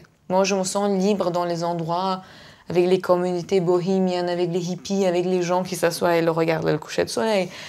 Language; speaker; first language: French; non-native, fluent; Persian